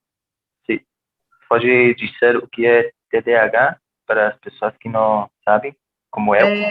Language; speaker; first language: Portuguese; non-native, fluent; Spanish